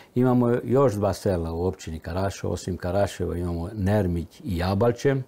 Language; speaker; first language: Croatian; early bilingual, heritage; Romanian